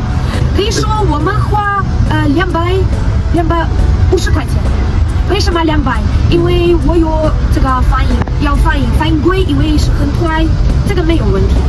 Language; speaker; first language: Chinese; non-native, learner; Russian